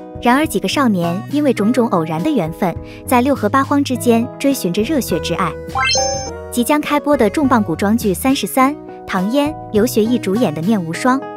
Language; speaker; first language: Chinese; native; Chinese